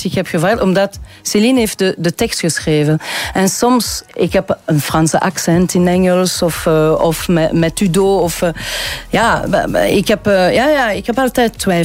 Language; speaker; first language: Dutch; non-native, local second language; French